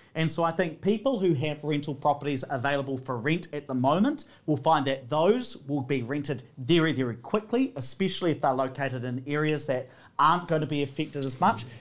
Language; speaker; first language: English; native; English